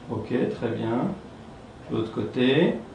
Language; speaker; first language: French; native; French